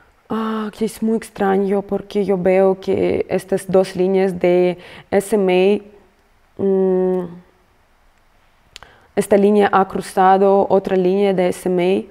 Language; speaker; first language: Spanish; non-native, fluent; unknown